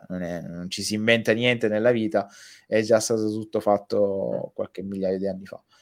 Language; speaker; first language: Italian; native; Italian